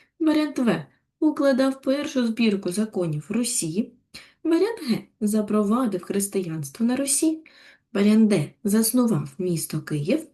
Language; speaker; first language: Ukrainian; native; Ukrainian